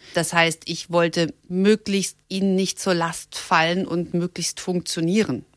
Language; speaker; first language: German; native; German